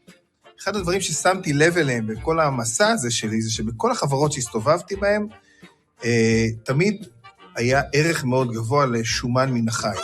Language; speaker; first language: Hebrew; native; Hebrew